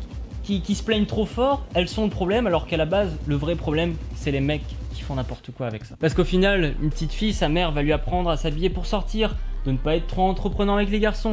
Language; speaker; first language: French; native; French